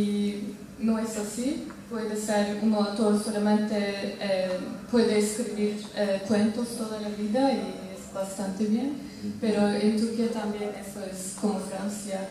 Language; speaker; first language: Spanish; non-native, fluent; Turkish